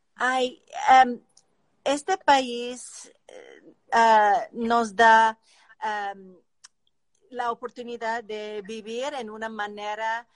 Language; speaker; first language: Spanish; non-native, learner; English